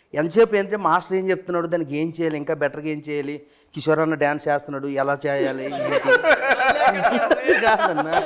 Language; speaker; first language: Telugu; native; Telugu